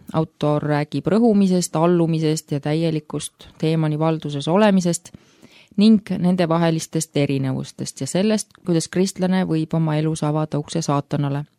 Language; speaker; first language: Estonian; native; Estonian